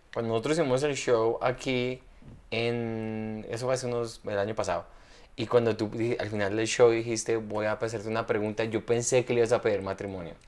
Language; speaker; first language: Spanish; native; Spanish